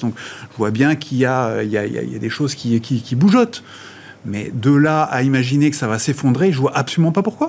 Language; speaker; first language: French; native; French